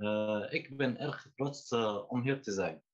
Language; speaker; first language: Dutch; non-native, learner; Arabic